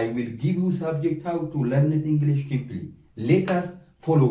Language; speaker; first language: English; non-native, learner; Oromo